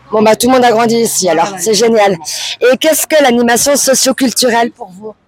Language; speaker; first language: French; native; French